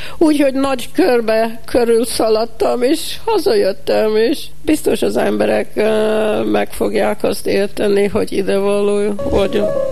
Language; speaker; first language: Hungarian; early bilingual, heritage; Hungarian